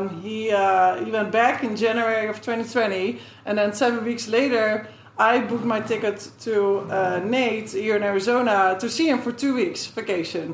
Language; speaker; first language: English; non-native, fluent; Dutch